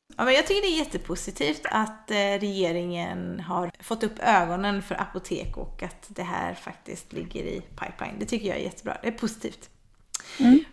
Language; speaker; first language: Swedish; native; Swedish